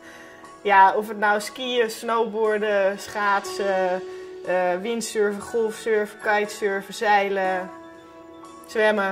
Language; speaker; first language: Dutch; native; Dutch